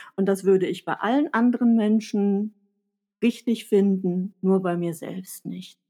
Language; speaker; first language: German; native; German